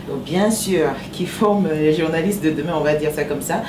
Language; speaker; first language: French; native; French